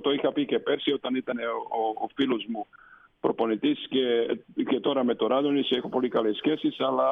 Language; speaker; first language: Greek; non-native, fluent; Slovenian